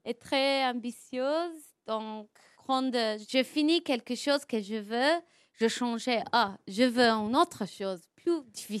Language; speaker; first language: French; non-native, learner; English